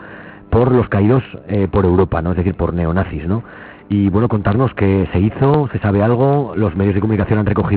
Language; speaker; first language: Spanish; native; Spanish